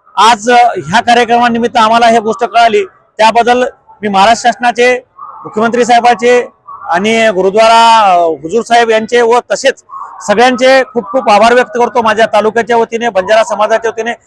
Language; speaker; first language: Marathi; non-native, local second language; Lambadi